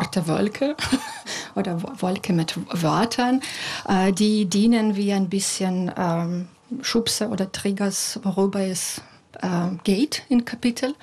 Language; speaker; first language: German; non-native, fluent; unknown